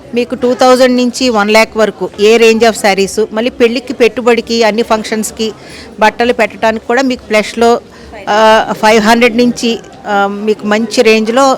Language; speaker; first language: Telugu; native; Telugu